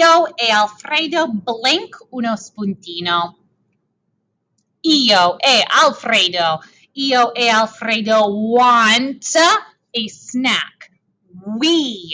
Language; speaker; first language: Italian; non-native, fluent; English